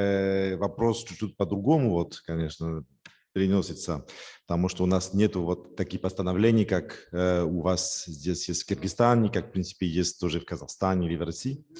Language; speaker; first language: Russian; non-native, fluent; French